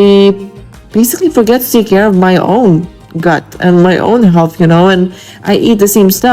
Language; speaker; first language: English; non-native, fluent; Lithuanian